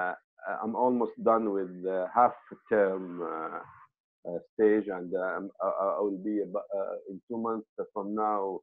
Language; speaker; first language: English; non-native, fluent; Arabic